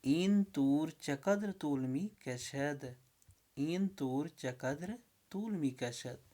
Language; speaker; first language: Persian; non-native, fluent; Urdu